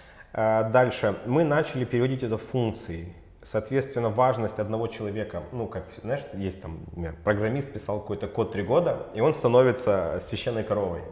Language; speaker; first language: Russian; native; Russian